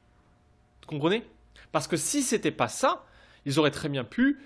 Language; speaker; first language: French; native; French